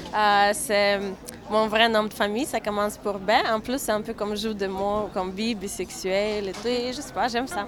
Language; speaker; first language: French; non-native, fluent; Russian